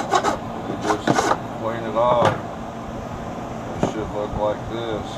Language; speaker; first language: English; native; English